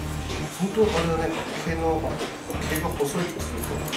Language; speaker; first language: Japanese; native; Japanese